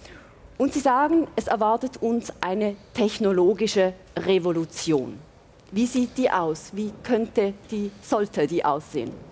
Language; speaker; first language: German; native; German